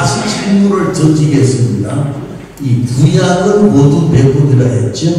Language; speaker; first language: Korean; native; Korean